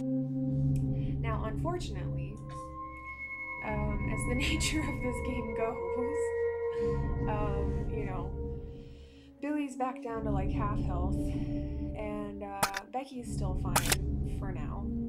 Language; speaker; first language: English; native; English